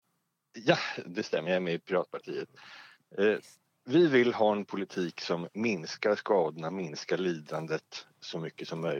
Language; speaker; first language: Swedish; native; Swedish